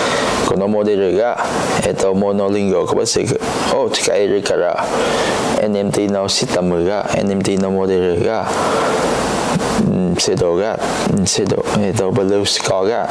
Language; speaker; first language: Japanese; non-native, learner; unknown